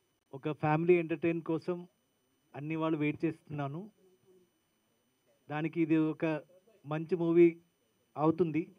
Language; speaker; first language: Telugu; non-native, learner; Malayalam